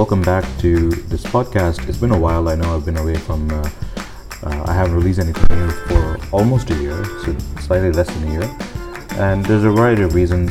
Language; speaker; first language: English; non-native, local second language; Urdu